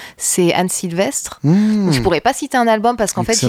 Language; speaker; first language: French; native; French